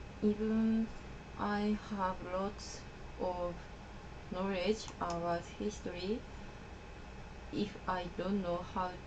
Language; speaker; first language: English; non-native, learner; Japanese